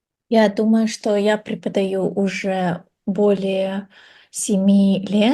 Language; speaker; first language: Russian; non-native, local second language; Kazakh